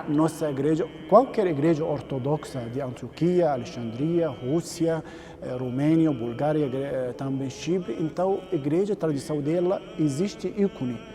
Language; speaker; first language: Portuguese; non-native, learner; Arabic